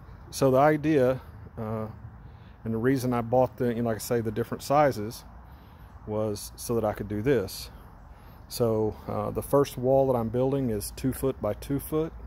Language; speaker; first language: English; native; English